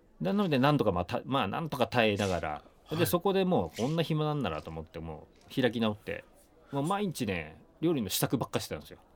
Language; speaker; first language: Japanese; native; Japanese